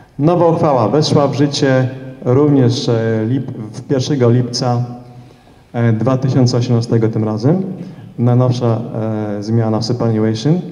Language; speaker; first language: Polish; early bilingual, heritage; Polish